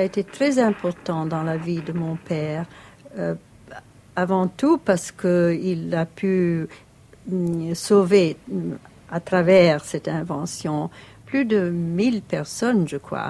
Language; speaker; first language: French; non-native, fluent; Italian